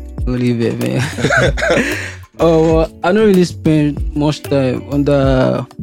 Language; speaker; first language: English; non-native, local second language; Yoruba